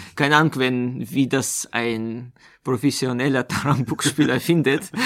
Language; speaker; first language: German; non-native, fluent; Russian